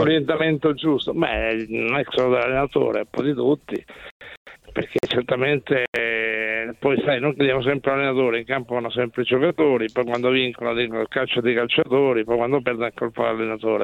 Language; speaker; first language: Italian; native; Italian